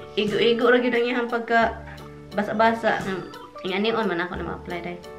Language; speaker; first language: Cebuano; native; Cebuano